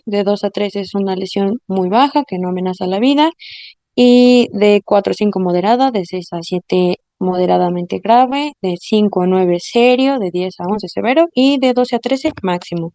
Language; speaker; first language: Spanish; native; Spanish